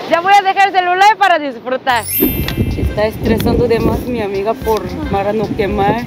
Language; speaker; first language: Spanish; non-native, fluent; Korean